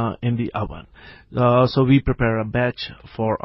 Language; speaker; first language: English; non-native, local second language; Urdu